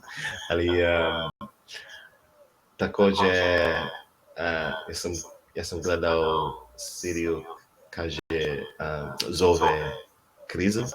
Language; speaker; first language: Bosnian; non-native, learner; English